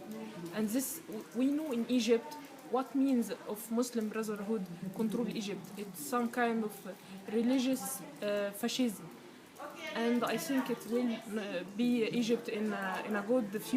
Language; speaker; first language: English; non-native, learner; Arabic